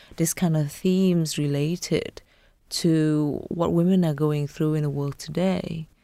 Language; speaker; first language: English; non-native, fluent; Vietnamese